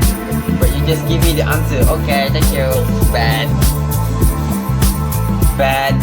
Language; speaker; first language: English; non-native, local second language; Malay